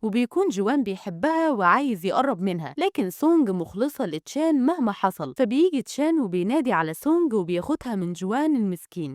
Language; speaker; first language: Arabic; native; Arabic